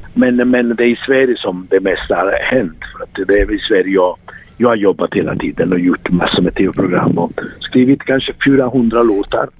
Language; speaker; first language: Swedish; non-native, fluent; Italian